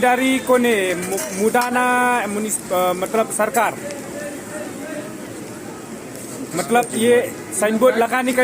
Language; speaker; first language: Hindi; non-native, local second language; Khasi